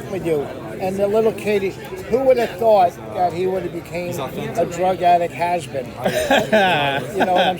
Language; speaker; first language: English; native; English